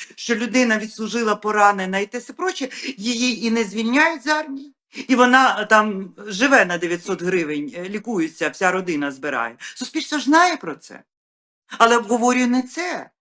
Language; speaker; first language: Ukrainian; native; Ukrainian